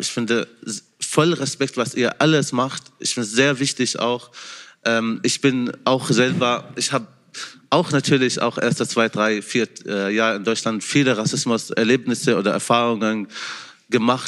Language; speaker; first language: German; non-native, fluent; Arabic